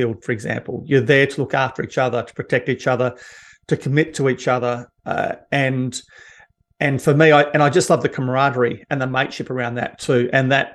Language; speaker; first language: English; native; English